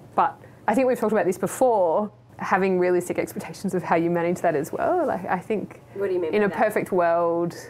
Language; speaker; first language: English; native; English